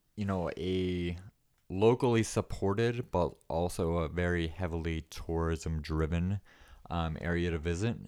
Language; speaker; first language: English; native; English